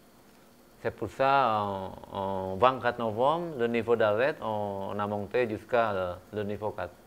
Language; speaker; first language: French; non-native, fluent; Indonesian